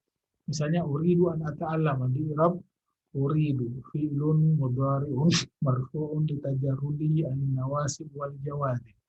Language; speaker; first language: Arabic; non-native, fluent; Indonesian